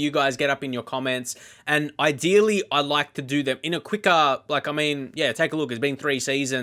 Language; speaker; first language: English; native; English